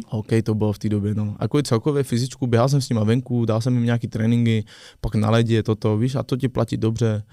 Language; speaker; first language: Czech; non-native, fluent; French